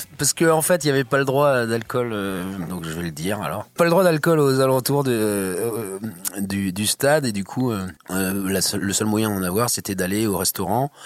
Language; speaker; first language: French; native; French